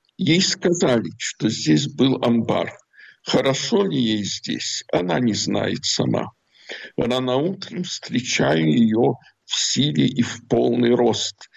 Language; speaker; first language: Russian; native; Russian